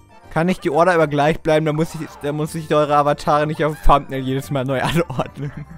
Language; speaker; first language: German; native; German